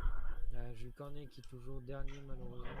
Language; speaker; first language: French; native; French